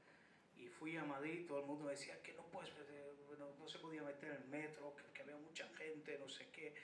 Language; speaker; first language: Spanish; non-native, fluent; Bangla